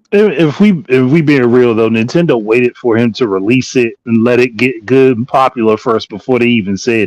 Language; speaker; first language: English; native; English